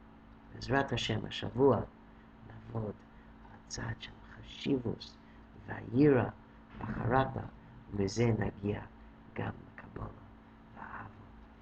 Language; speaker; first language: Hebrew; non-native, fluent; English